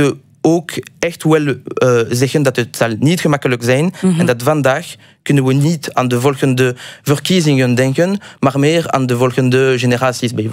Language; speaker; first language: Dutch; non-native, local second language; French